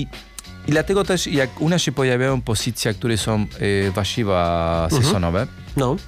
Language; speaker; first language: Polish; non-native, learner; Spanish